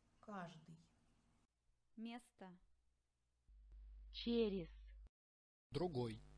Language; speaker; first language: Russian; non-native, learner; English